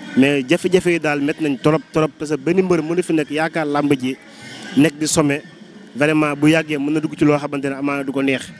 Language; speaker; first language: Wolof; native; Wolof